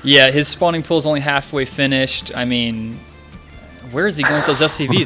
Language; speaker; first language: English; native; English